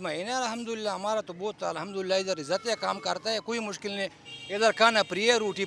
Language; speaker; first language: Hindi; non-native, local second language; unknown